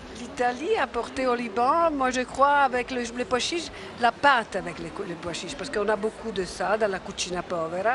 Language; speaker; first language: French; non-native, fluent; Italian